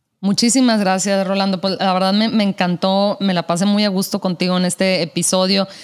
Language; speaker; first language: Spanish; native; Spanish